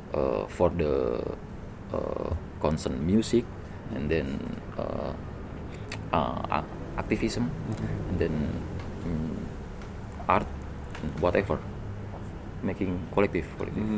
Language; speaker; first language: English; non-native, learner; Indonesian